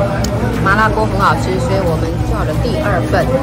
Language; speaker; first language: Chinese; native; Chinese